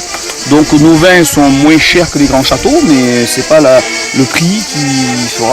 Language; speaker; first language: French; native; French